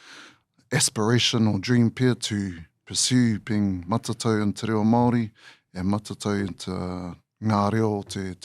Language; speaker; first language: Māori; non-native, local second language; English